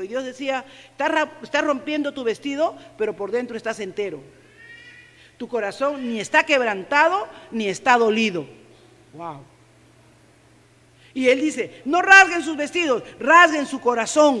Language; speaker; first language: Spanish; native; Spanish